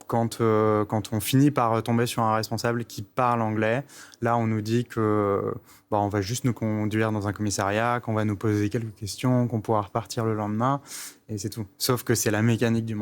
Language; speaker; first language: French; native; French